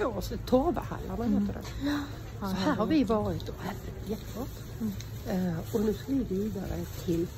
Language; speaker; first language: Swedish; native; Swedish